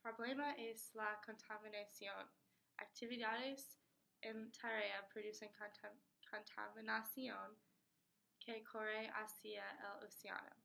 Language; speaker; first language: Spanish; non-native, learner; English